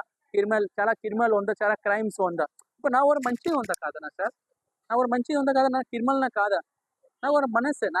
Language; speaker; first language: Telugu; non-native, learner; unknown